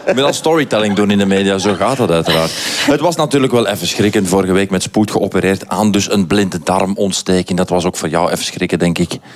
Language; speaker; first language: Dutch; native; Dutch